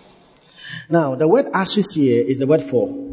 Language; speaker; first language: English; non-native, local second language; Akan